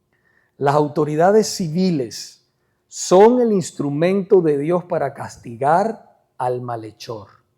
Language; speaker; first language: Spanish; native; Spanish